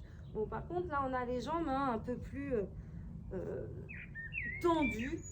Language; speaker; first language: French; native; French